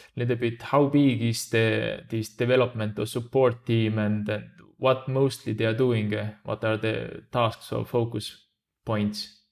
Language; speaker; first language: English; non-native, fluent; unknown